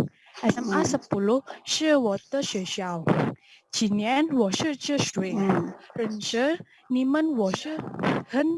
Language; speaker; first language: Chinese; non-native, learner; Indonesian